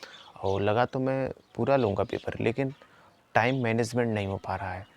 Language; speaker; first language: Hindi; native; Hindi